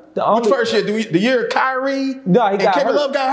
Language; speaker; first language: English; native; English